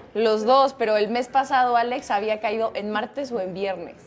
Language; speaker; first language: Spanish; native; Spanish